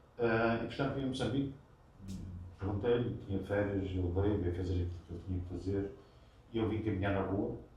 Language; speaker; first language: Portuguese; native; Portuguese